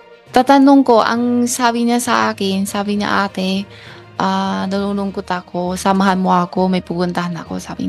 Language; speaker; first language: Filipino; non-native, learner; Chinese